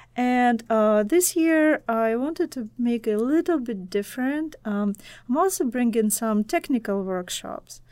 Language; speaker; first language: English; non-native, fluent; Russian